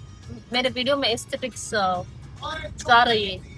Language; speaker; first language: Hindi; non-native, local second language; Kannada